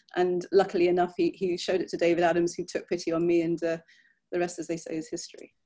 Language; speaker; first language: English; native; English